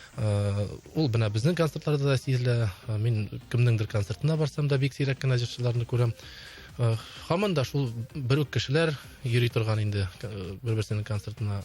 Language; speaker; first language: Tatar; native; Tatar